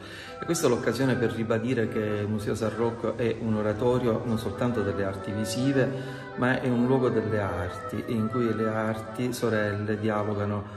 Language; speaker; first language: Italian; native; Italian